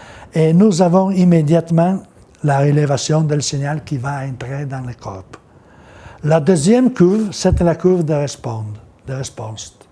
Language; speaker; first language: French; non-native, learner; Italian